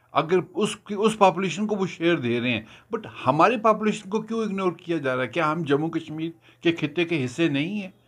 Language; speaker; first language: Hindi; non-native, local second language; Kashmiri